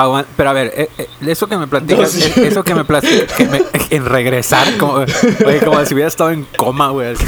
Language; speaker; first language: Spanish; native; Spanish